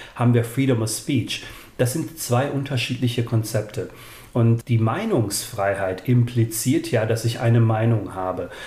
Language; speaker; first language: German; early bilingual, other home language; Bosnian